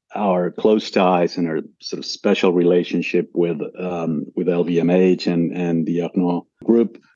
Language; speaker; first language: English; non-native, fluent; Spanish